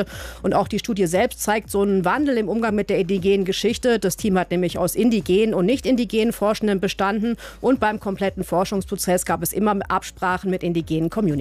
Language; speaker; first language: German; native; German